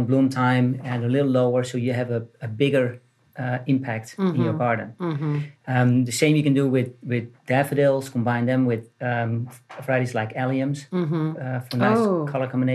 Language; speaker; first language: English; non-native, fluent; Dutch